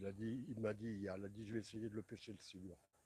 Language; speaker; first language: French; native; French